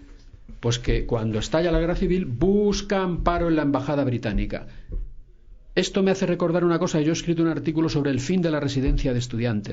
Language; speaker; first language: Spanish; native; Spanish